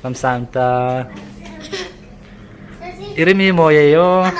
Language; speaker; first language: Korean; non-native, learner; Mizo